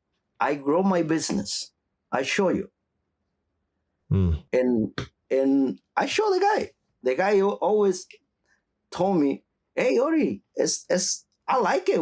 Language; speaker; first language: English; non-native, learner; Spanish